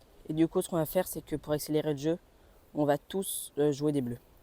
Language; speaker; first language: French; native; French